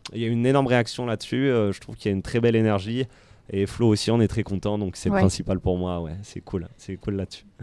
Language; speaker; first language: French; native; French